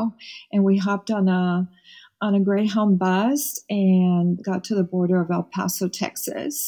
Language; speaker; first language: English; early bilingual, other home language; Spanish